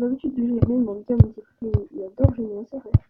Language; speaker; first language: French; native; French